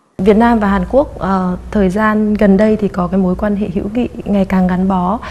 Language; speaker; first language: Vietnamese; native; Vietnamese